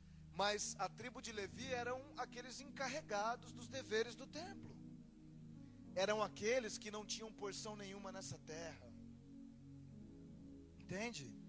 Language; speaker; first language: Portuguese; native; Portuguese